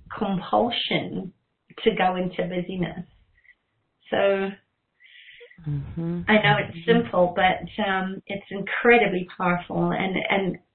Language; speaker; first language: English; native; English